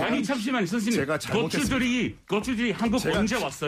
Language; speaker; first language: Korean; non-native, learner; English